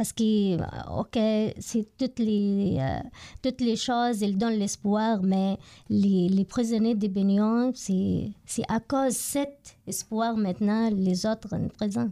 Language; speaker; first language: French; non-native, learner; Arabic